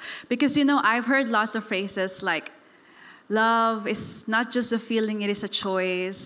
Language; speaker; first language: English; non-native, local second language; Cebuano